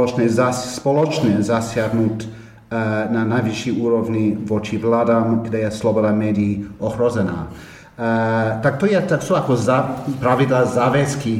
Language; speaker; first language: Slovak; non-native, fluent; English